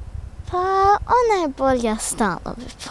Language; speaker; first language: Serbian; early bilingual, heritage; Serbian